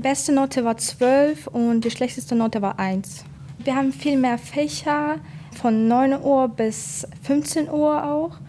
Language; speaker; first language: German; non-native, fluent; Ukrainian